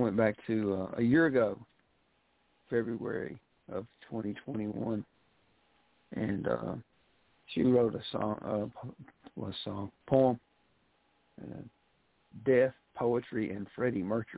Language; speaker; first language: English; native; English